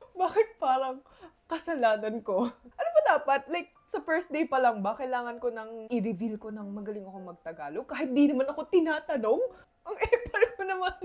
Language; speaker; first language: Filipino; early bilingual, other home language; Korean